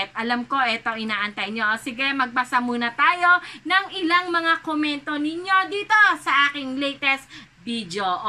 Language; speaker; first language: Filipino; native; Filipino